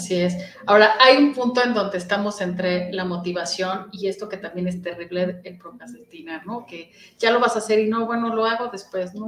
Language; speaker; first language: Spanish; native; Spanish